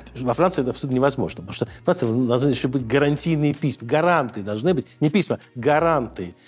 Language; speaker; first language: Russian; native; Russian